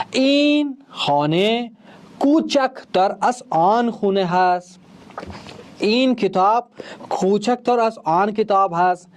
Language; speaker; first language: Persian; non-native, fluent; Urdu